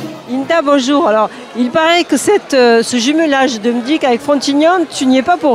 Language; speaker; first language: French; native; French